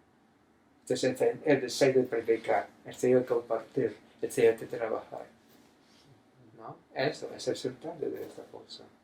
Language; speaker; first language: Spanish; non-native, fluent; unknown